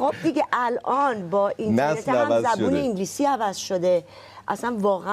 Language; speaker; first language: Persian; native; Persian